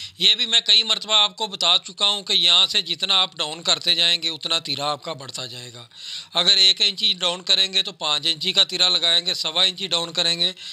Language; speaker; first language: Urdu; non-native, local second language; Punjabi